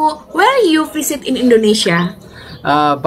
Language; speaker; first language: English; non-native, learner; Indonesian